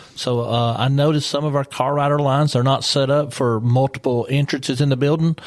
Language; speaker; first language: English; native; English